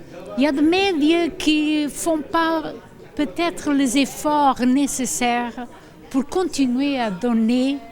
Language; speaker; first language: French; non-native, fluent; Portuguese